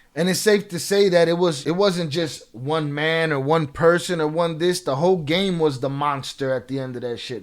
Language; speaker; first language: English; native; English